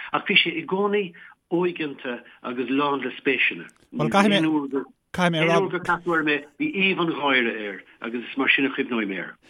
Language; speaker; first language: Irish; native; Irish